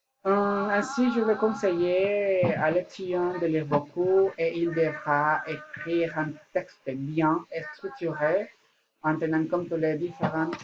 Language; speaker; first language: French; non-native, learner; Spanish